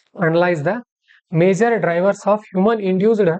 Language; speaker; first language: English; non-native, local second language; Kannada